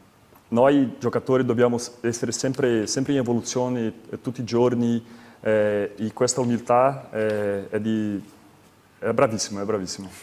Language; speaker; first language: Italian; non-native, learner; Portuguese